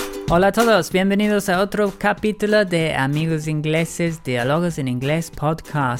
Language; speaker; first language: Spanish; non-native, fluent; English